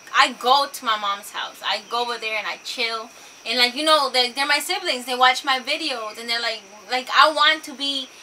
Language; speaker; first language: English; early bilingual, other home language; Spanish